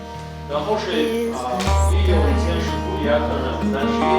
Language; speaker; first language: Chinese; non-native, learner; Russian